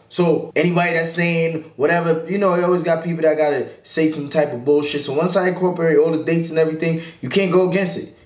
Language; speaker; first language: English; native; English